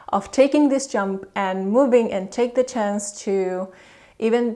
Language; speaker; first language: English; non-native, fluent; Spanish